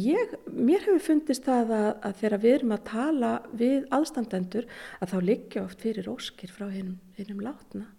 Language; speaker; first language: Icelandic; native; Icelandic